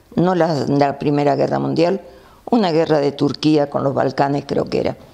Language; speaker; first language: Spanish; native; Spanish